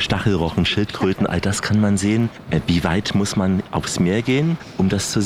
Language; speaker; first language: German; native; German